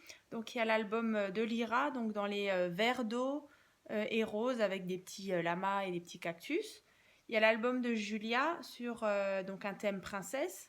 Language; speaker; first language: French; native; French